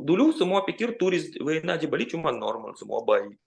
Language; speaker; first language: Indonesian; non-native, fluent; Russian